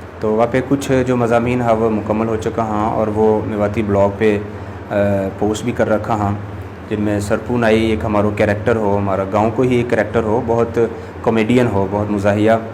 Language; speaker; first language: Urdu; non-native, local second language; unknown